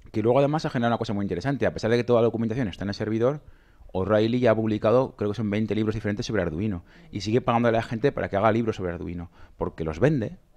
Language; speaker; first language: Spanish; native; Spanish